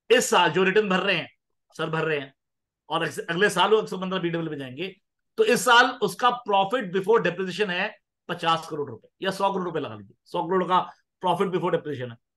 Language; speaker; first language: Hindi; non-native, local second language; Punjabi